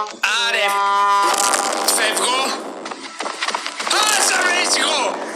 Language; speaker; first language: Greek; native; Greek